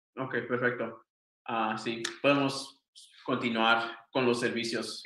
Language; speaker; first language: Spanish; early bilingual, other home language; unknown